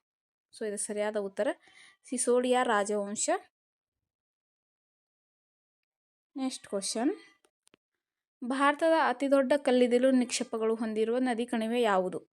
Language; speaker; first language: Kannada; native; Kannada